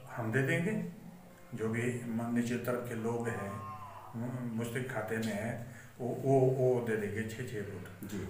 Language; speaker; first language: Hindi; non-native, local second language; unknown